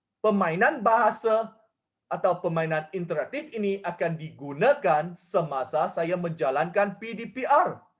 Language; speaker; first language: Malay; non-native, local second language; Chinese